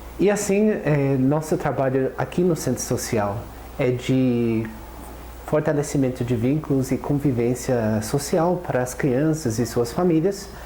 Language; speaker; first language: Portuguese; non-native, fluent; English